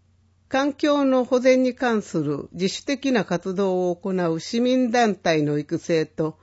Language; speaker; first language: Japanese; native; Japanese